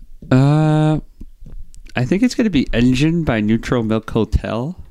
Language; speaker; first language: English; native; English